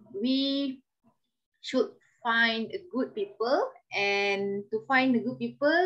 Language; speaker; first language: English; non-native, local second language; Malay